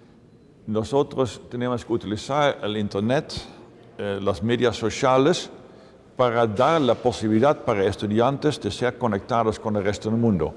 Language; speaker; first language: Spanish; non-native, fluent; Dutch